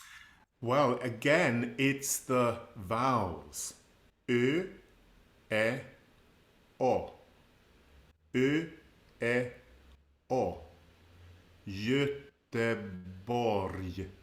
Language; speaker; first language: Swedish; native; Swedish